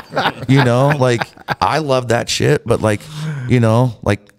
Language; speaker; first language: English; native; English